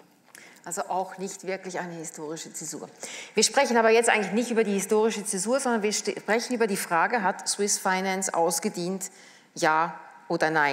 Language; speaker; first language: German; native; German